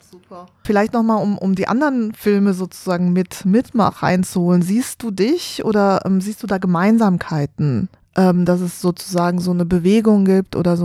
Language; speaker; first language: German; native; German